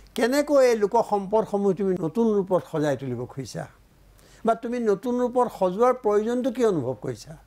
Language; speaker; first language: Assamese; native; Assamese